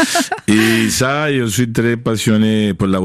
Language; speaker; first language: French; non-native, fluent; Spanish